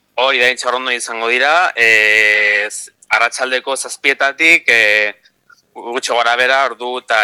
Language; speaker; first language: Basque; non-native, local second language; Spanish